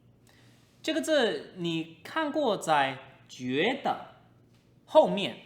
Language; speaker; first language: Chinese; non-native, fluent; English